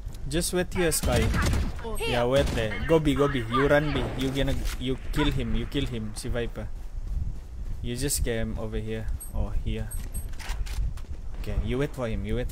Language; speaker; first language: English; non-native, local second language; Malay